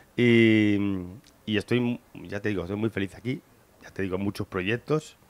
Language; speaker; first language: Spanish; native; Spanish